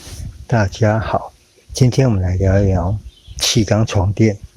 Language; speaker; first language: Chinese; native; Chinese